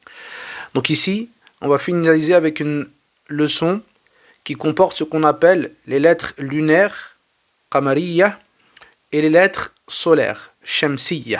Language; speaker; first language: French; native; French